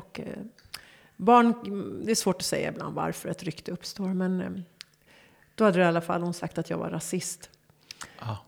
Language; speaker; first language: Swedish; early bilingual, other home language; Persian